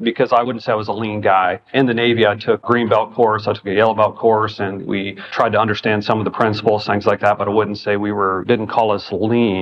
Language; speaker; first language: English; native; English